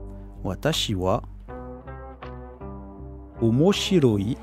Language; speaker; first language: Japanese; non-native, learner; French